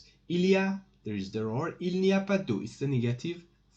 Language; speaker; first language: English; non-native, fluent; Persian